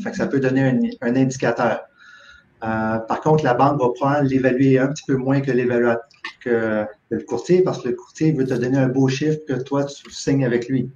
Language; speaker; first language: French; native; French